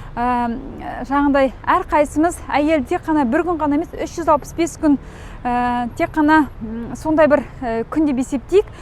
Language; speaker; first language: Kazakh; native; Kazakh